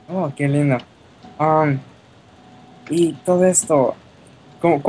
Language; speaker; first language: Spanish; early bilingual, heritage; Spanish